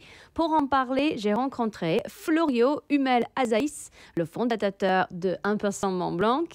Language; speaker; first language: French; native; French